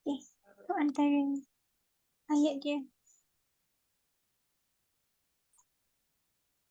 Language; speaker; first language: Malay; native; Malay